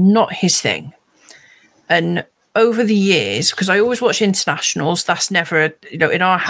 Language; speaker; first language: English; native; English